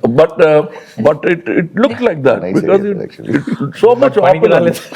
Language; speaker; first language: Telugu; non-native, local second language; Tamil